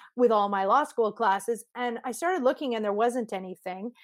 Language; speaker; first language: English; native; English